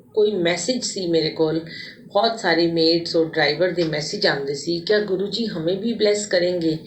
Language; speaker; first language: Hindi; non-native, local second language; Punjabi